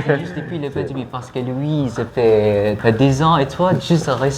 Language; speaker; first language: French; non-native, fluent; Filipino